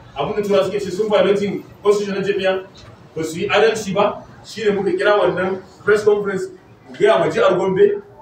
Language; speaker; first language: Hausa; non-native, local second language; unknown